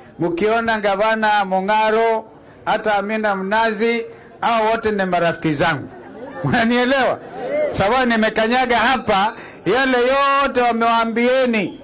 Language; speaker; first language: Swahili; non-native, local second language; Kamba